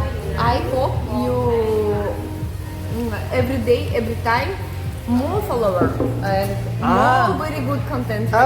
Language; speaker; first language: English; non-native, learner; Russian